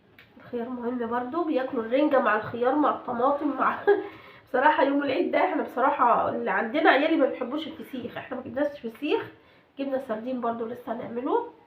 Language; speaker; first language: Arabic; native; Arabic